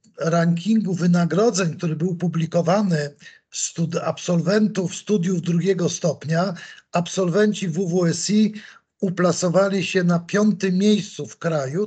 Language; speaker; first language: Polish; native; Polish